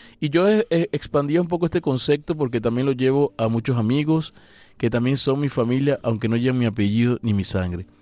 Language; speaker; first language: Spanish; native; Spanish